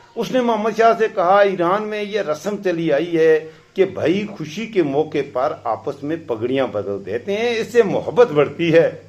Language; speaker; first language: Urdu; non-native, local second language; Pashto